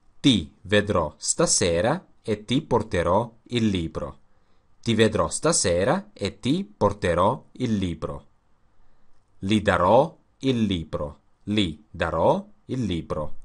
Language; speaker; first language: Italian; non-native, learner; Russian